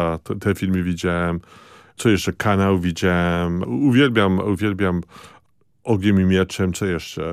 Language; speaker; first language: Polish; early bilingual, heritage; Polish